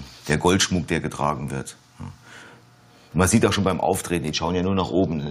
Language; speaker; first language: German; native; German